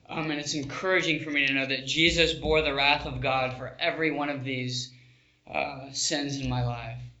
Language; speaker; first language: English; native; English